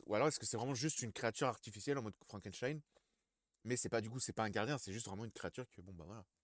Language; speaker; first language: French; native; French